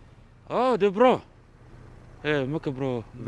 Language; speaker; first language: Swedish; non-native, learner; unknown